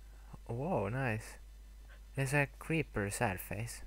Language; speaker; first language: Swedish; non-native, local second language; Finnish